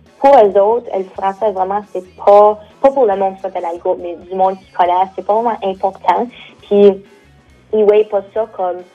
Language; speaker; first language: French; native; French